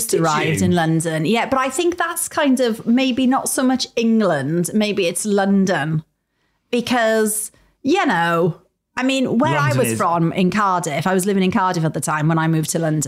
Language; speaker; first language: English; native; English